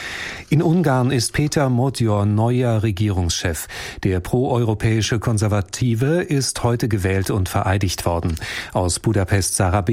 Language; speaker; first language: German; native; German